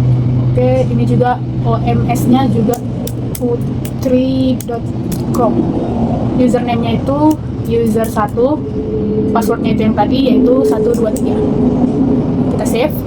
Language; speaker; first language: Indonesian; native; Indonesian